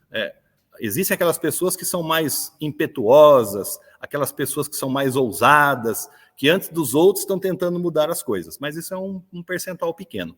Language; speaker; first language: Portuguese; native; Portuguese